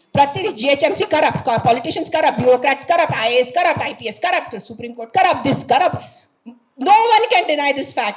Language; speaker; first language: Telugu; non-native, fluent; Marathi